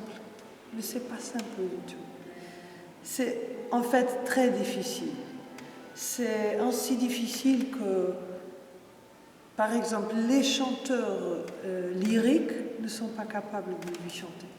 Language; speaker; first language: French; non-native, fluent; Portuguese